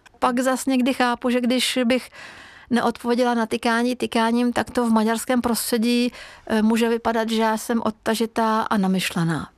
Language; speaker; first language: Czech; non-native, fluent; Hungarian